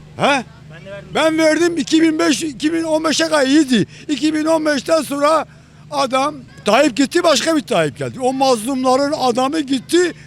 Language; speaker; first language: Turkish; native; Turkish